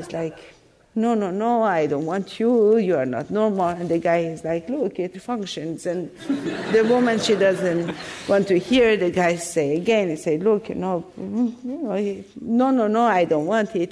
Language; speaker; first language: English; non-native, fluent; Persian